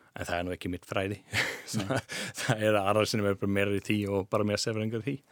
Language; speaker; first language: Icelandic; non-native, fluent; German